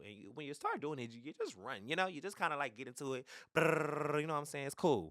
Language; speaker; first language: English; native; English